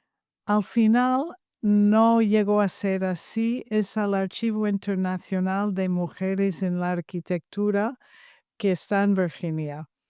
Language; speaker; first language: Spanish; non-native, fluent; English